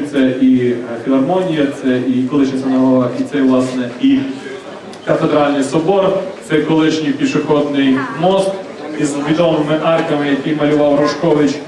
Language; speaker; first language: Ukrainian; native; Ukrainian